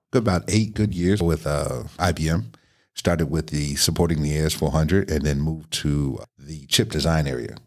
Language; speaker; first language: English; native; English